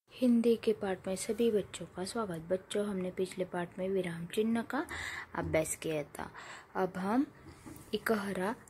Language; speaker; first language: Hindi; non-native, local second language; Marathi